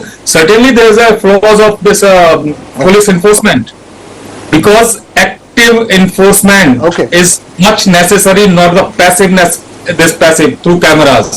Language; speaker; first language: English; non-native, local second language; Hindi